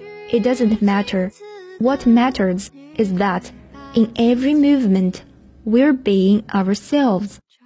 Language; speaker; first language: English; non-native, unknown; Chinese